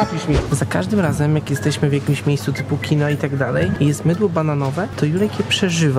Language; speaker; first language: Polish; native; Polish